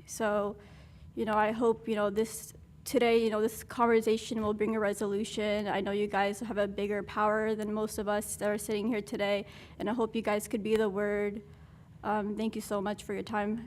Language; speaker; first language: English; early bilingual, other home language; Arabic